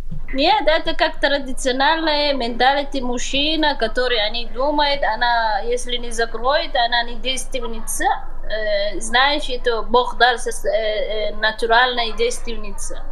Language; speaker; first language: Russian; non-native, learner; Somali